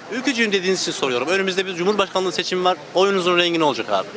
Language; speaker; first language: Turkish; native; Turkish